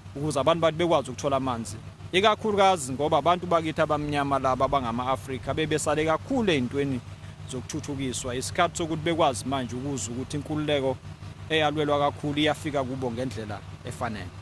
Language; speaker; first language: Zulu; native; Zulu